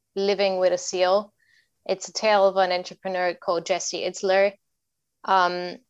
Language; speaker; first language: English; non-native, fluent; Bulgarian